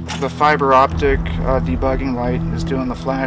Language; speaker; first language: English; native; English